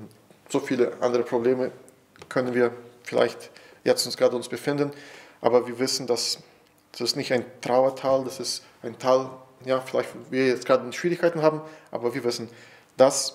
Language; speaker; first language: German; non-native, fluent; Portuguese